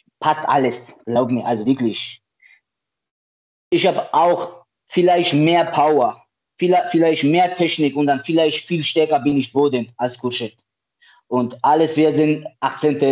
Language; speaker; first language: German; non-native, learner; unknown